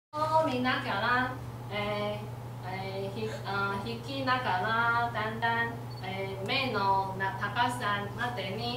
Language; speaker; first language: Japanese; non-native, learner; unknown